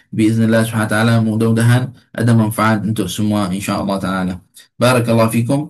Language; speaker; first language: Malay; native; Malay